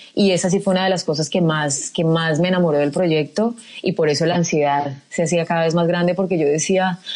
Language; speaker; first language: Spanish; native; Spanish